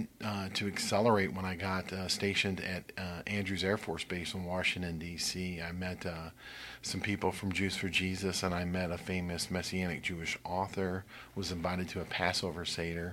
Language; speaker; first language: English; native; English